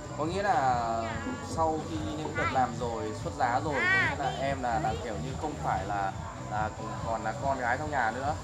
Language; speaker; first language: Vietnamese; native; Vietnamese